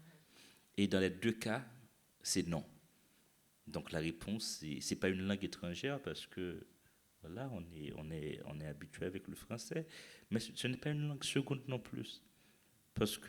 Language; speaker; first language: French; non-native, local second language; Haitian Creole